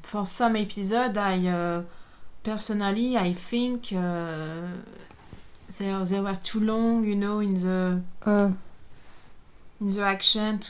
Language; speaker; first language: English; non-native, learner; French